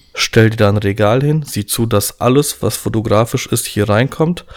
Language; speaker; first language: German; early bilingual, other home language; Polish